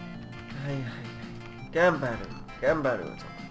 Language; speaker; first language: Japanese; non-native, learner; English